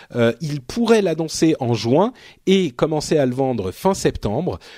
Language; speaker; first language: French; native; French